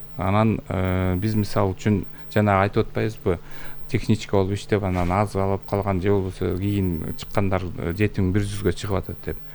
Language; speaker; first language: Kyrgyz; native; Kyrgyz